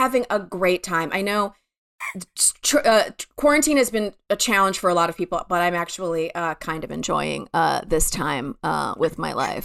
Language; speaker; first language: English; native; English